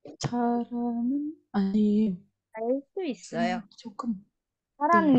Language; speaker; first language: Korean; non-native, learner; Indonesian